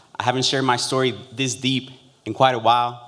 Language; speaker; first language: English; early bilingual, other home language; Spanish